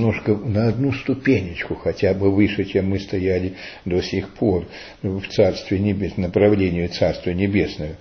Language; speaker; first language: Russian; early bilingual, heritage; Russian